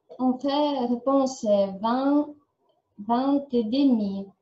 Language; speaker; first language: French; non-native, learner; Ukrainian